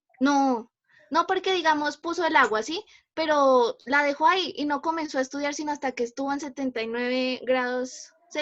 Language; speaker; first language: Spanish; native; Spanish